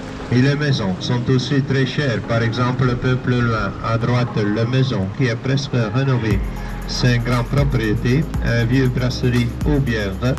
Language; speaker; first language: French; non-native, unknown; Dutch